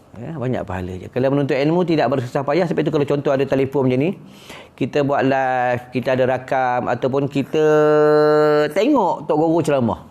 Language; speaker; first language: Malay; native; Malay